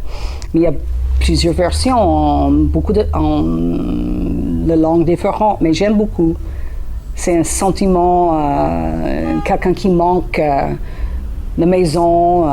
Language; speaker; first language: French; non-native, learner; English